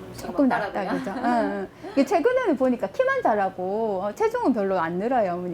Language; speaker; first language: Korean; native; Korean